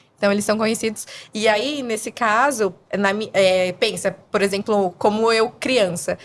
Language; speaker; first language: Portuguese; native; Portuguese